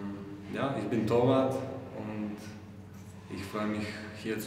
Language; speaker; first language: German; non-native, learner; Bosnian